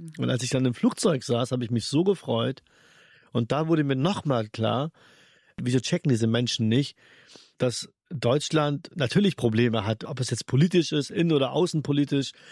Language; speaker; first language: German; early bilingual, other home language; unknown